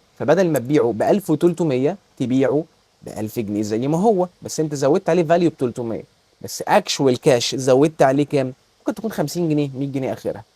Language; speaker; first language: Arabic; native; Arabic